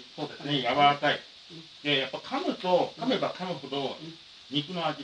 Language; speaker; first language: Japanese; native; Japanese